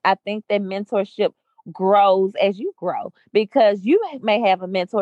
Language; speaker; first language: English; native; English